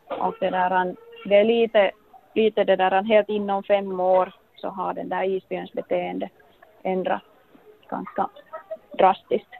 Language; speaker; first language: Swedish; native; Swedish